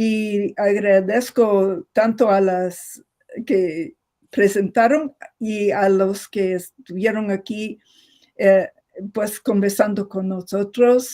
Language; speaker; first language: Spanish; non-native, fluent; English